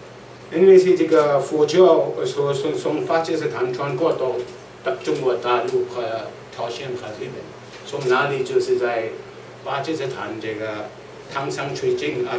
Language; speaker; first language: Chinese; non-native, learner; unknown